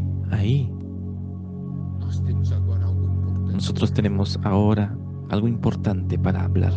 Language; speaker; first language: Spanish; non-native, fluent; Portuguese